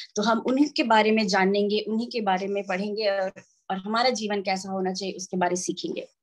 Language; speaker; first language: Hindi; non-native, local second language; Santali